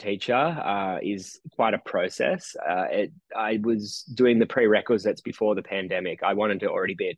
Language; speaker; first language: English; native; English